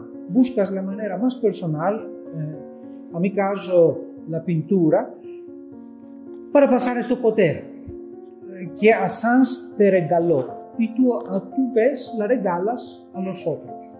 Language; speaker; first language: Spanish; non-native, fluent; Greek